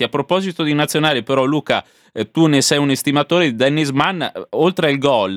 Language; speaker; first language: Italian; native; Italian